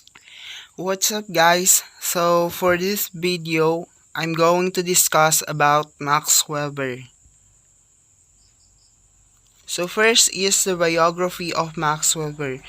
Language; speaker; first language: English; non-native, local second language; Filipino